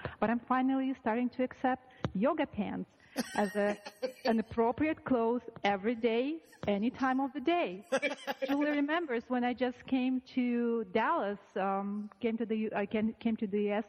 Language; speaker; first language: English; non-native, fluent; Russian